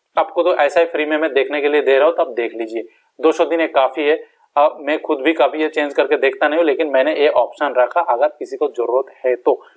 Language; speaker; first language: Hindi; non-native, local second language; Bangla